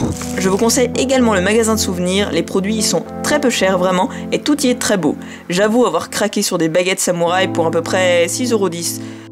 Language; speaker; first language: French; native; French